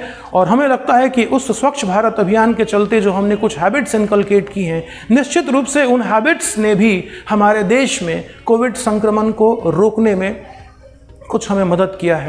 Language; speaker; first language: Hindi; native; Hindi